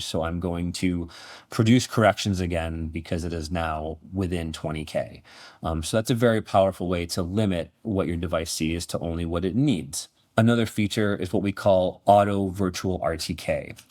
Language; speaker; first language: English; native; English